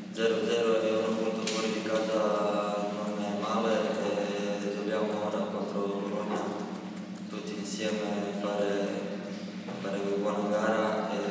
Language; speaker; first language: Italian; non-native, learner; Croatian